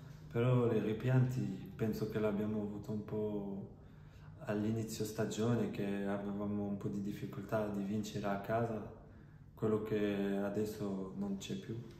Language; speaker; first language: Italian; non-native, fluent; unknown